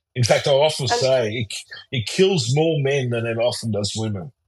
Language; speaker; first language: English; early bilingual, other home language; German